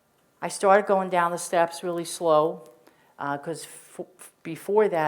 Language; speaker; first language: English; native; English